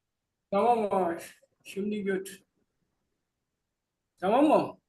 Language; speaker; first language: Turkish; non-native, learner; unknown